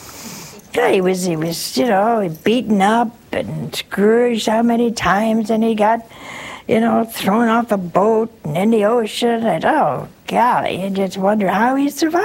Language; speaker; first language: English; native; English